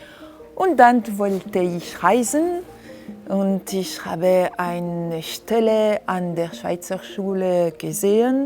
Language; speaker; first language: German; non-native, fluent; French